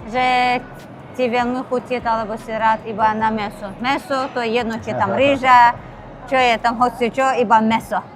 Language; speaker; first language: Slovak; non-native, learner; Azerbaijani